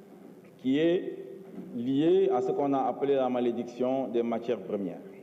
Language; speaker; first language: French; non-native, local second language; Wolof